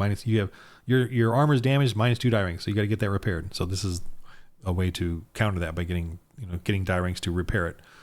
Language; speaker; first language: English; native; English